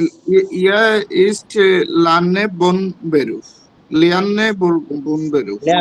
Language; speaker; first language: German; non-native, learner; Bangla